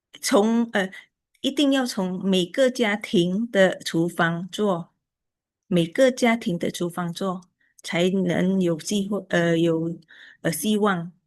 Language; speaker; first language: Chinese; early bilingual, heritage; Chinese